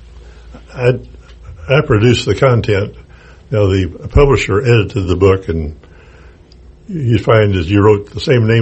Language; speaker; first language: English; native; English